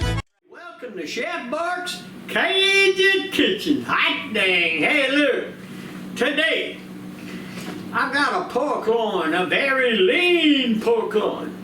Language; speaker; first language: English; native; English